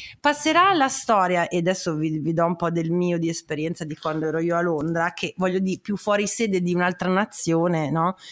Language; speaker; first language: Italian; native; Italian